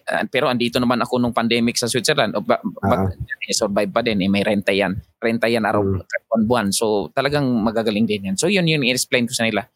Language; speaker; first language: Filipino; non-native, local second language; Cebuano